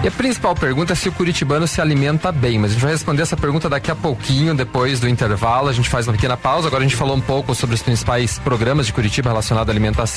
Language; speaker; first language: Portuguese; native; Portuguese